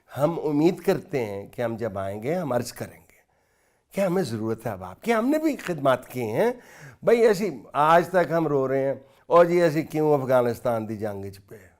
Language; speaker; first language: Urdu; non-native, local second language; Punjabi